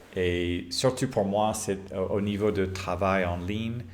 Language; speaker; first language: French; non-native, fluent; English